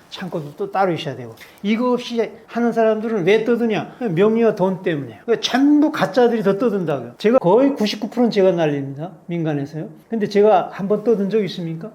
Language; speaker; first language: Korean; native; Korean